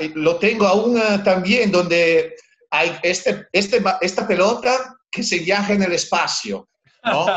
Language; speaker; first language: Spanish; non-native, learner; Italian